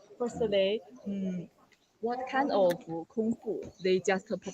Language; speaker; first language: English; non-native, learner; Chinese